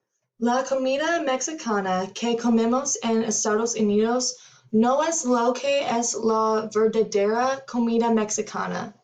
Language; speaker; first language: Spanish; non-native, learner; English